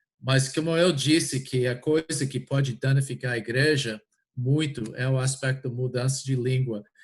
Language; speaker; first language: Portuguese; non-native, fluent; English